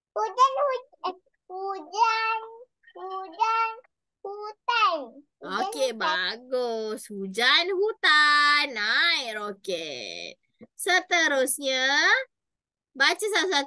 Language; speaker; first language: Malay; native; Malay